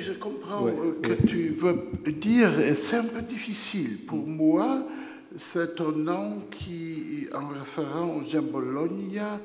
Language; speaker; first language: French; non-native, fluent; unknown